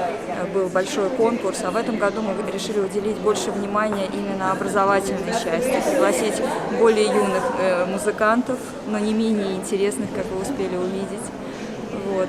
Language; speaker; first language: Russian; native; Russian